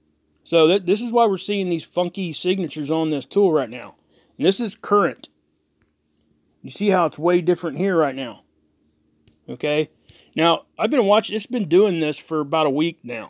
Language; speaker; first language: English; native; English